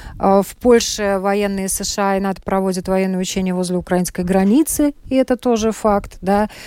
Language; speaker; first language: Russian; native; Russian